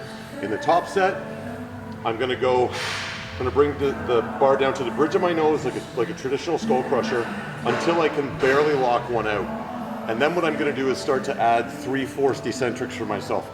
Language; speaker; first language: English; native; English